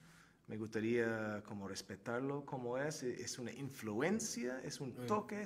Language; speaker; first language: Spanish; non-native, fluent; Turkish